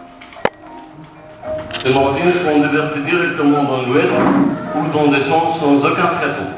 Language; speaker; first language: French; non-native, local second language; Arabic